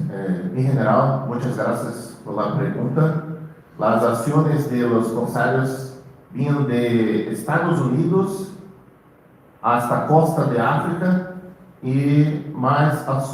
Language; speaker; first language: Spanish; non-native, learner; Portuguese